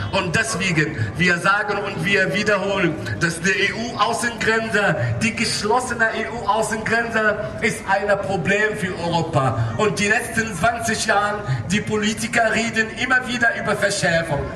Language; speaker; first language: German; non-native, local second language; Arabic